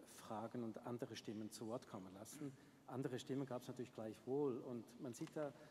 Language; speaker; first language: German; native; German